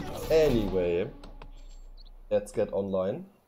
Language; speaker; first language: English; non-native, fluent; German